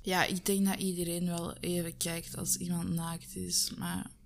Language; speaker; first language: Dutch; native; Dutch